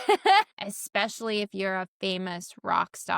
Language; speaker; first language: English; native; English